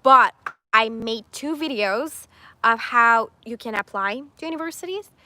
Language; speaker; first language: English; non-native, fluent; Persian